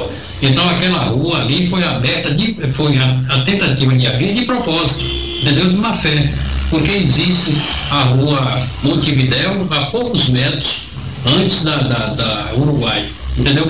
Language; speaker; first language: Portuguese; native; Portuguese